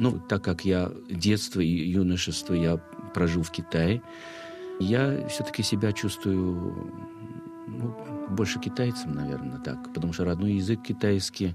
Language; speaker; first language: Russian; non-native, fluent; Chinese